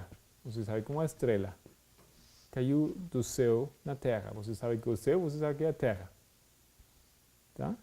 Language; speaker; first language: Portuguese; non-native, fluent; Spanish